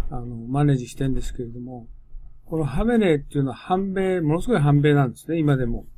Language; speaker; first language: Japanese; native; Japanese